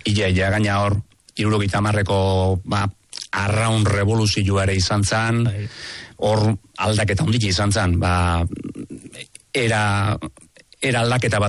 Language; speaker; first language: Basque; native; Basque